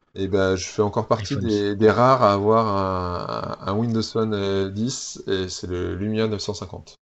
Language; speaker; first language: French; native; French